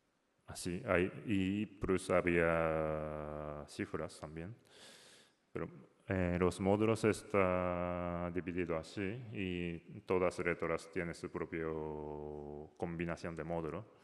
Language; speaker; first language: Spanish; non-native, learner; Japanese